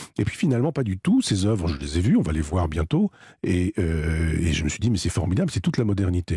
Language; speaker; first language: French; native; French